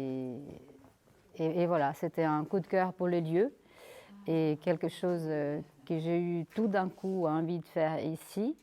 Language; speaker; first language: French; non-native, fluent; Portuguese